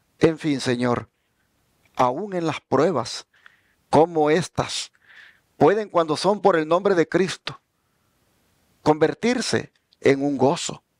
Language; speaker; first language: Spanish; native; Spanish